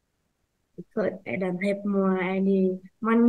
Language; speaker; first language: English; non-native, learner; Vietnamese